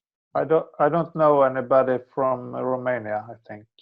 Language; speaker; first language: English; non-native, fluent; Swedish